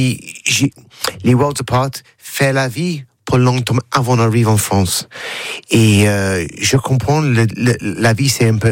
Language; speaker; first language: French; non-native, learner; English